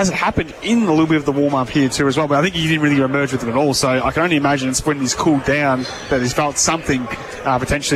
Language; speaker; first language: English; native; English